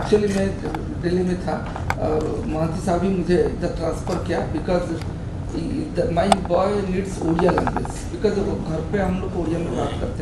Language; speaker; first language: Hindi; non-native, local second language; Odia